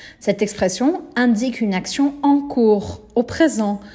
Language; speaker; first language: French; non-native, fluent; Portuguese